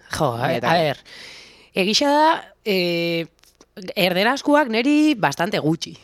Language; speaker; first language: Basque; native; Basque